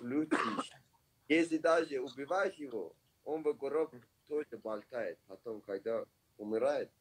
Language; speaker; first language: Russian; non-native, learner; Persian